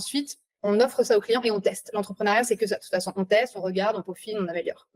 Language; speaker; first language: French; native; French